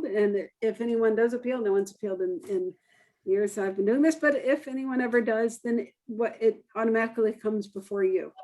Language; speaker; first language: English; native; English